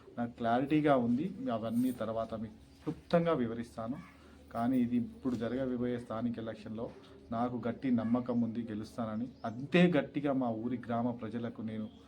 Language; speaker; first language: Telugu; non-native, local second language; Lambadi